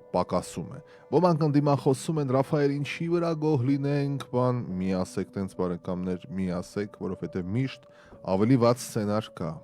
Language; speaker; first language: Armenian; native; Armenian